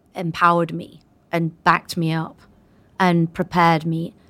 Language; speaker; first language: English; native; English